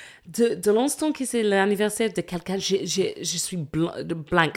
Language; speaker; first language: French; non-native, learner; English